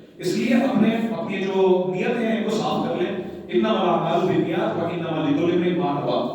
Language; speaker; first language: Urdu; non-native, local second language; Punjabi